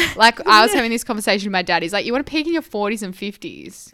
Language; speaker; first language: English; native; English